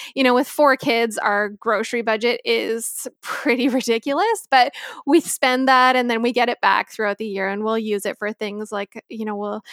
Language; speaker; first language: English; native; English